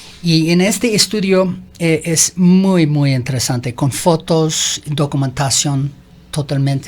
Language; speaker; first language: Spanish; non-native, learner; English